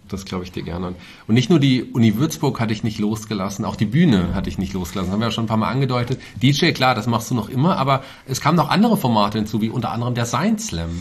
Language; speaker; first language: German; native; German